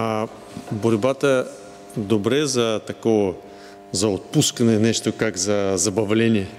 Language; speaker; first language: Bulgarian; non-native, learner; Russian